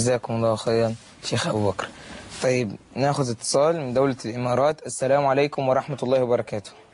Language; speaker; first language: Arabic; native; Arabic